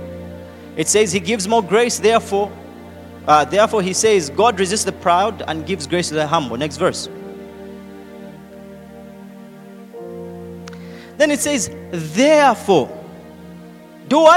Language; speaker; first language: English; non-native, local second language; Nyanja